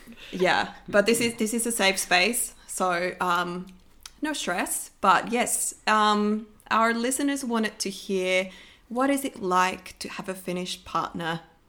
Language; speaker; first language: English; non-native, fluent; Finnish